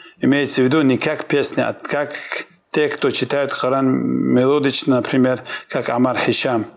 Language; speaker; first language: Russian; non-native, local second language; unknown